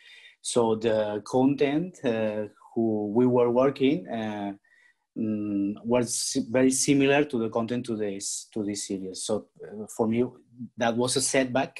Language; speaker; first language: English; non-native, learner; Spanish